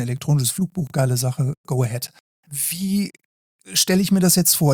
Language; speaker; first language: German; native; German